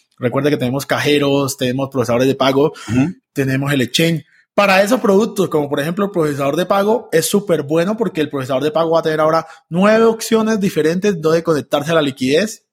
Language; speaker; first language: Spanish; native; Spanish